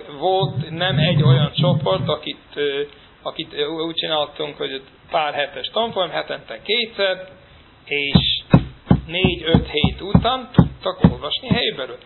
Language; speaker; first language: Hungarian; non-native, fluent; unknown